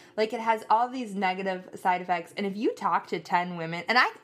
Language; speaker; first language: English; native; English